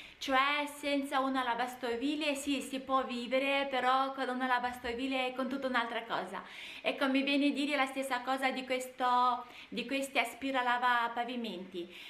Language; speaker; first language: Italian; non-native, fluent; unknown